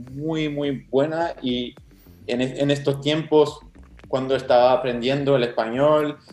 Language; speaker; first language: Spanish; non-native, fluent; English